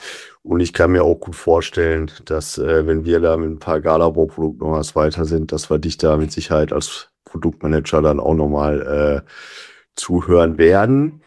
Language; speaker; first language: German; native; German